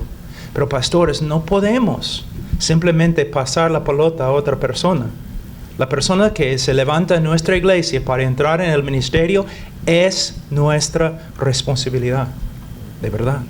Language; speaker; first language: Spanish; non-native, fluent; English